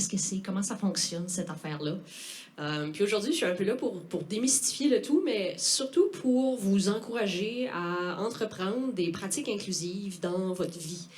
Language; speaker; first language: French; native; French